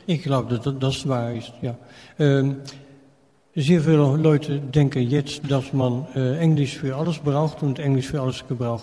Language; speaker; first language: German; non-native, fluent; Dutch